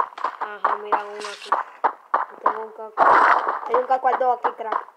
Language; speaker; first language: Spanish; native; Spanish